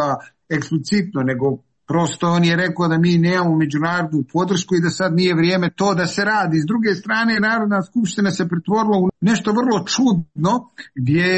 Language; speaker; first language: Serbian; native; Serbian